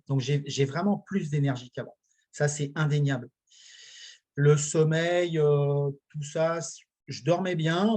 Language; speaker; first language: French; native; French